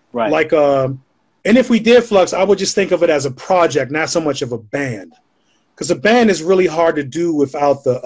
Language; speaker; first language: English; native; English